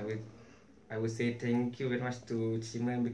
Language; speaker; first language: English; non-native, learner; Malay